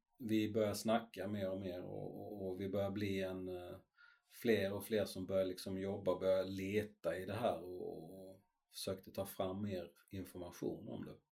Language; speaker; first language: Swedish; native; Swedish